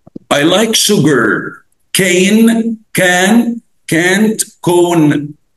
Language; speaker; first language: English; non-native, fluent; Arabic